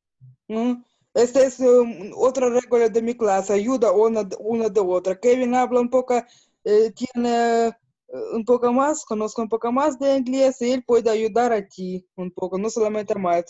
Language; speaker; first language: Spanish; non-native, learner; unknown